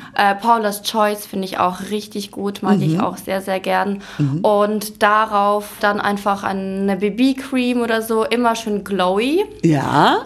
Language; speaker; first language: German; early bilingual, other home language; Ukrainian